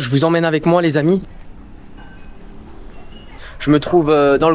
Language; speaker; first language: French; native; French